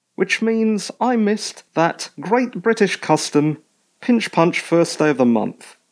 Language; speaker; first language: English; native; English